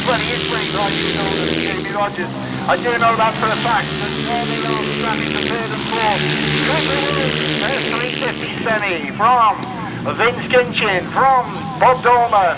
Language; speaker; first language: English; native; English